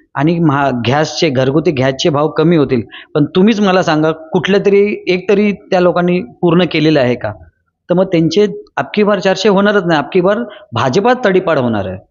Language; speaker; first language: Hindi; non-native, local second language; Marathi